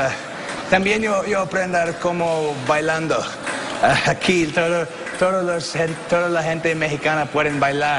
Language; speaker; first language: Spanish; non-native, learner; English